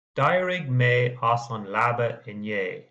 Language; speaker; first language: Irish; non-native, local second language; English